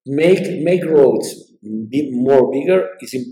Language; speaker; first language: English; non-native, learner; Spanish